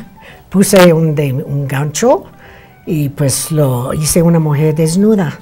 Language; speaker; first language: Spanish; non-native, fluent; English